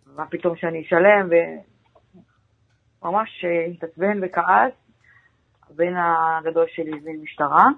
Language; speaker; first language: Hebrew; native; Hebrew